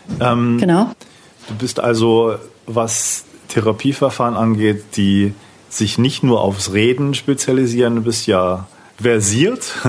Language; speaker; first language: German; native; German